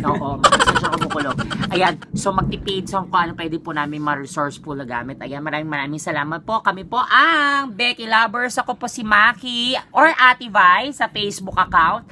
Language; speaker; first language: Filipino; native; Filipino